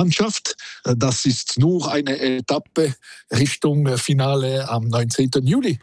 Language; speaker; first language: German; non-native, local second language; French